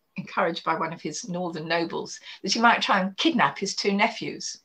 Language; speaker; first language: English; native; English